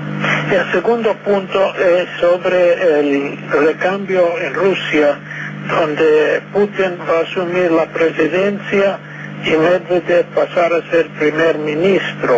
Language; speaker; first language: Spanish; non-native, fluent; English